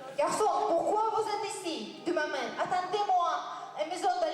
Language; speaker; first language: French; non-native, learner; Russian